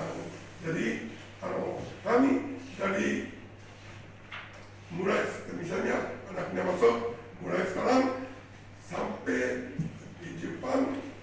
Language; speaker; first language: Indonesian; non-native, fluent; Japanese